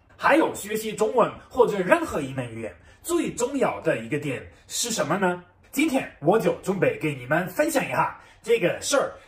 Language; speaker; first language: Chinese; non-native, fluent; German